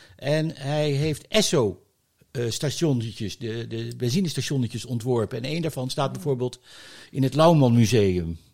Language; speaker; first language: Dutch; native; Dutch